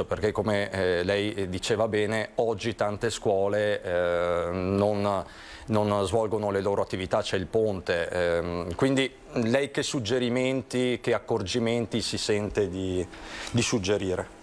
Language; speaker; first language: Italian; native; Italian